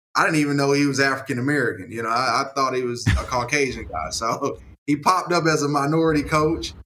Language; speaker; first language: English; native; English